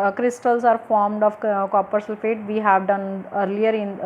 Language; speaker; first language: English; non-native, local second language; Punjabi